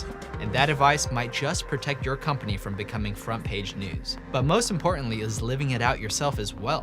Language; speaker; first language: English; native; English